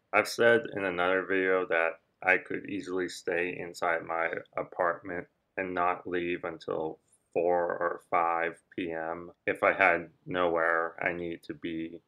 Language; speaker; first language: English; native; English